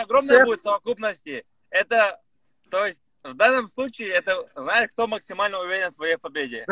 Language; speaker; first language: Russian; native; Russian